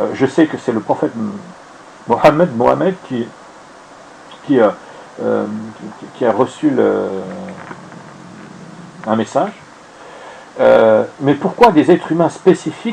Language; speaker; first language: French; native; French